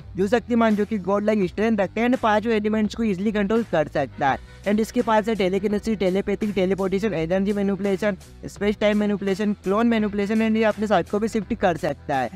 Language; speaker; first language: Hindi; native; Hindi